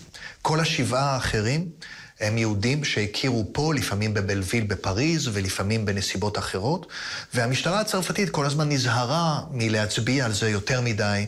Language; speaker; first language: Hebrew; native; Hebrew